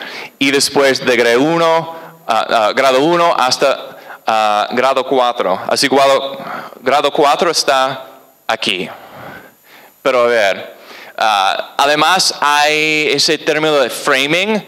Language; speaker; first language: Spanish; non-native, fluent; English